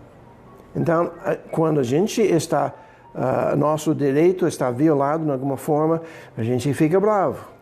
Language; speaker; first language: Portuguese; non-native, fluent; English